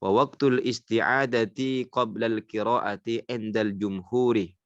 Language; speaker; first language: Arabic; non-native, learner; Indonesian